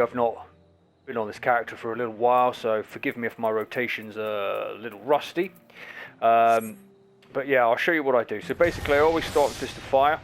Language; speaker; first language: English; native; English